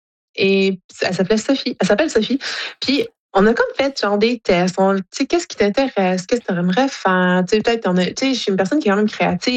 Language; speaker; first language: French; native; French